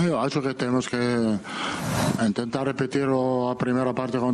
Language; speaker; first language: Portuguese; non-native, fluent; Italian